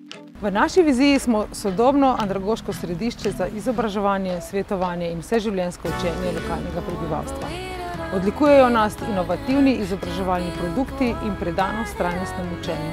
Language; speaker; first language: Slovenian; native; Slovenian